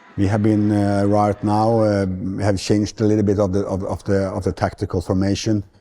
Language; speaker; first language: English; non-native, fluent; Swedish